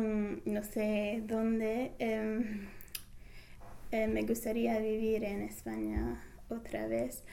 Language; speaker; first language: Spanish; non-native, fluent; English